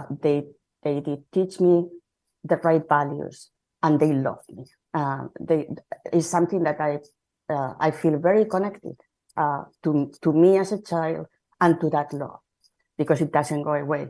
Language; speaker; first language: English; non-native, fluent; Spanish